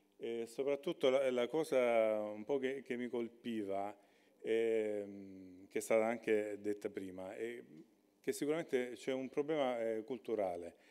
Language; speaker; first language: Italian; native; Italian